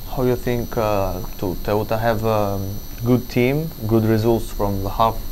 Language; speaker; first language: English; non-native, learner; Albanian